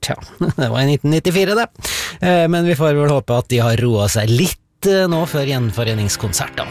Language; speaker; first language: Norwegian; native; Norwegian